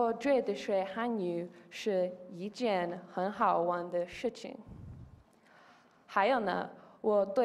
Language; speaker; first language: Chinese; non-native, learner; Polish